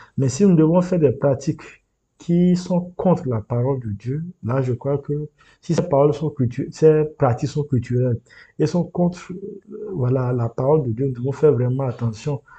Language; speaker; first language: French; non-native, local second language; Yoruba